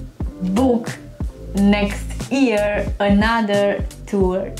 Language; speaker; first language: English; non-native, learner; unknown